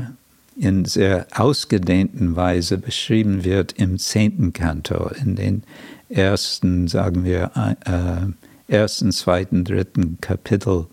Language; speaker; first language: German; non-native, fluent; English